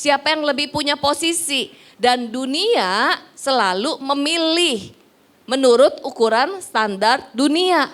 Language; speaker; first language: Indonesian; native; Indonesian